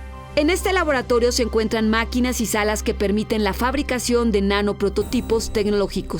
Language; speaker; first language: Spanish; native; Spanish